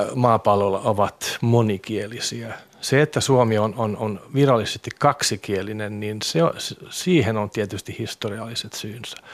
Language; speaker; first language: Finnish; non-native, local second language; Swedish